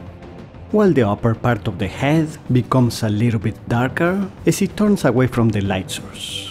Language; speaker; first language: English; non-native, fluent; Spanish